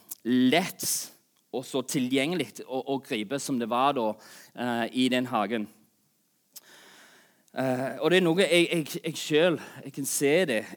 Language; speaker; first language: Norwegian; non-native, fluent; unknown